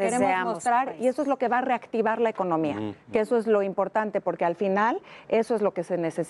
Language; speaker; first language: Spanish; native; Spanish